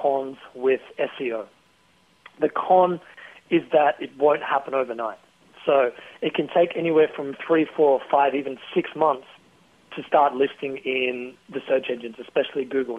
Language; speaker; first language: English; native; English